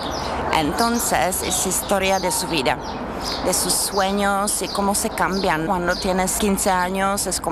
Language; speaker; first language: Spanish; non-native, fluent; Czech